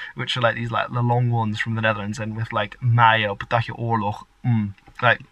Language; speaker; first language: English; early bilingual, other home language; Dutch